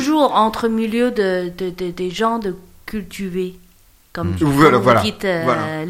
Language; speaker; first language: French; non-native, learner; Chinese